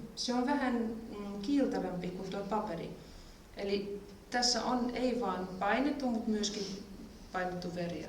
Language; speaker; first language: Finnish; non-native, fluent; German